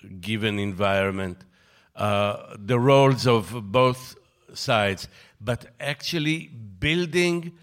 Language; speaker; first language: English; non-native, fluent; Hebrew